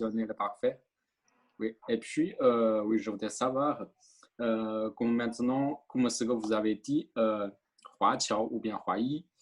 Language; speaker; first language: French; non-native, fluent; Chinese